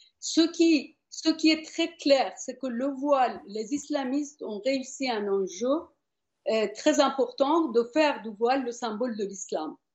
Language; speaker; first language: French; non-native, fluent; Persian